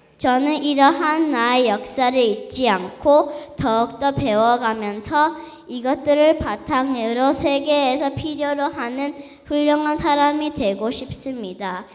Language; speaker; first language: Korean; early bilingual, heritage; Korean